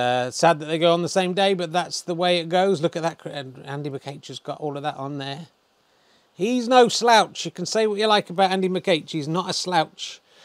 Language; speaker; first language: English; native; English